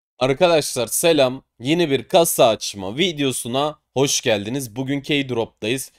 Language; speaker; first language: Turkish; native; Turkish